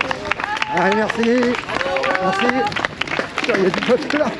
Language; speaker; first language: French; native; French